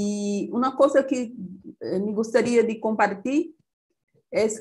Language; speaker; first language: Portuguese; non-native, fluent; Spanish